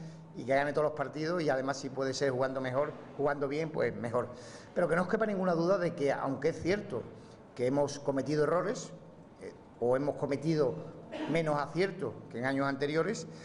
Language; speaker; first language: Spanish; native; Spanish